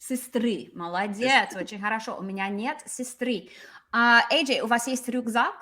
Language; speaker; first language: Russian; non-native, fluent; English